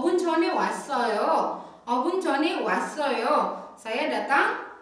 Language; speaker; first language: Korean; non-native, fluent; Indonesian